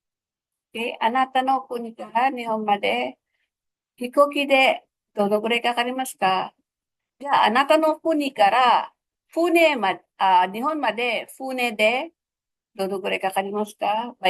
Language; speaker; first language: Japanese; non-native, fluent; Filipino